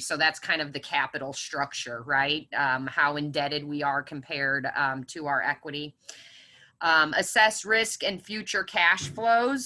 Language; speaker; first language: English; native; English